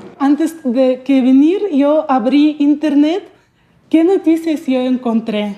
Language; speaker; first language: Spanish; non-native, fluent; Russian